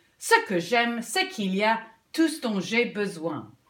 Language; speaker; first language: French; non-native, fluent; English